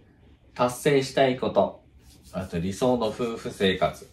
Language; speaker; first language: Japanese; native; Japanese